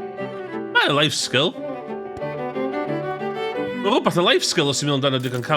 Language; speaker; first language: Welsh; native; Welsh